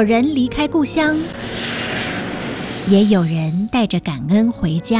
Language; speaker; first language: Chinese; native; Chinese